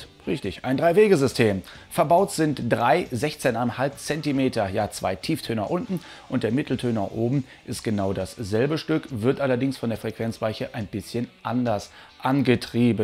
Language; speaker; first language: German; native; German